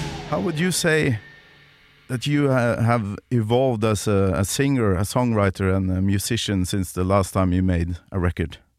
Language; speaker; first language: English; non-native, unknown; Norwegian